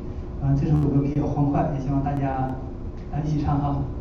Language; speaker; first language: Chinese; native; Chinese